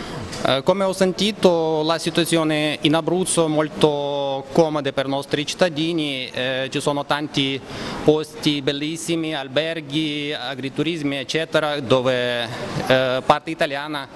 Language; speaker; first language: Italian; non-native, fluent; Ukrainian